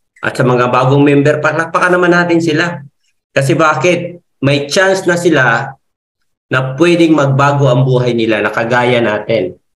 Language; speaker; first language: Filipino; non-native, local second language; Masbatenyo